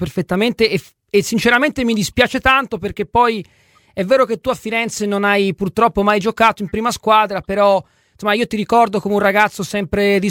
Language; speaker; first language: Italian; native; Italian